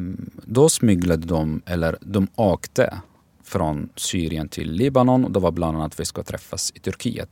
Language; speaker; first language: Swedish; non-native, learner; Arabic